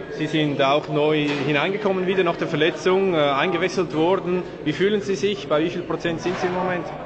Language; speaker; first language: German; native; German